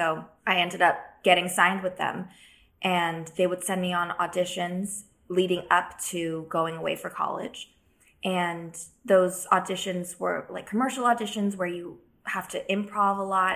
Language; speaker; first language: English; native; English